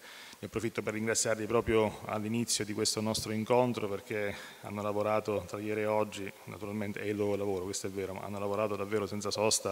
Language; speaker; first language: Italian; native; Italian